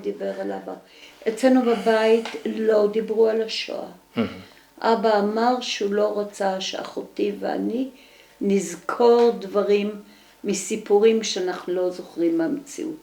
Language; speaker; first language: Hebrew; early bilingual, other home language; Dutch